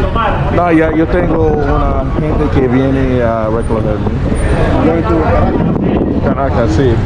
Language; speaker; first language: Spanish; non-native, learner; English